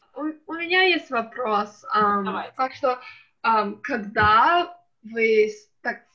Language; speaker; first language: Russian; non-native, learner; English